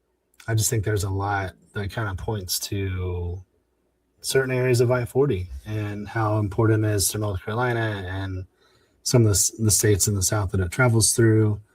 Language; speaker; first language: English; native; English